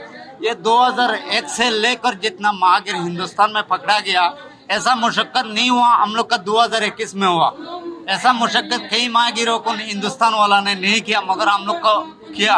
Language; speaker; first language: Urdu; non-native, local second language; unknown